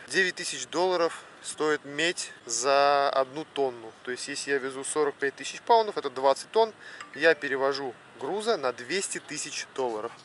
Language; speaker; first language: Russian; native; Russian